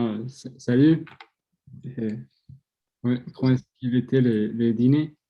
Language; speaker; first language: French; non-native, learner; Spanish